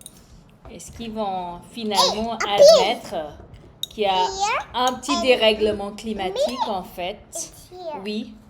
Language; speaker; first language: French; non-native, fluent; English